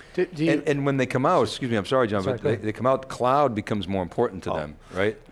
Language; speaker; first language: English; native; English